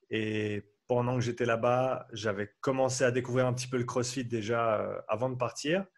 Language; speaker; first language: French; native; French